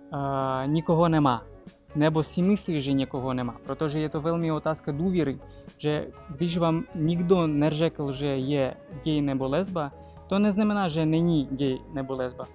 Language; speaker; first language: Czech; non-native, fluent; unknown